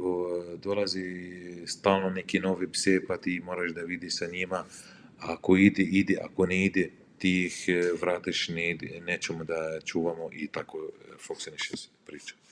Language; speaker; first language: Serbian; non-native, learner; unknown